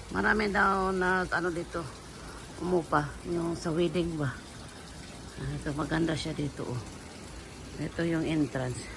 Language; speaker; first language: Filipino; non-native, local second language; Cebuano